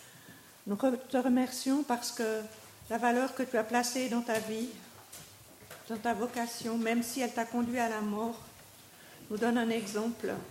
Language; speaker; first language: French; native; French